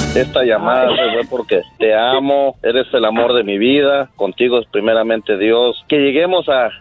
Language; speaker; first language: Spanish; native; Spanish